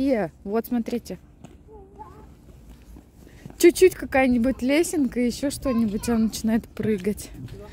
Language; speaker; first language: Russian; native; Russian